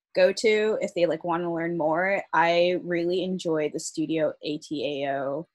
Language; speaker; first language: English; native; English